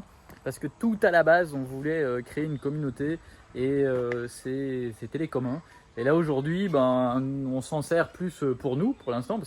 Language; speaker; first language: French; native; French